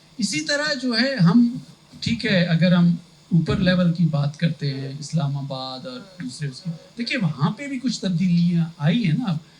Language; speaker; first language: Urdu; non-native, local second language; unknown